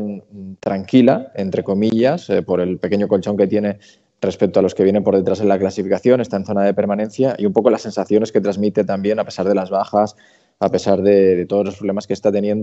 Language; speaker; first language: Spanish; native; Spanish